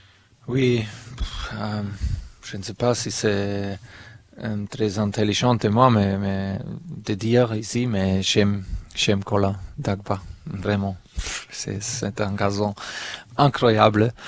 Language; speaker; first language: French; non-native, learner; German